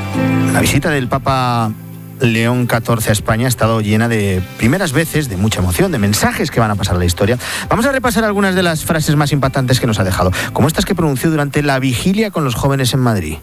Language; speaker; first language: Spanish; native; Spanish